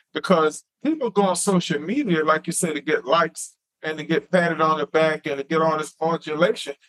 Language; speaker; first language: English; native; English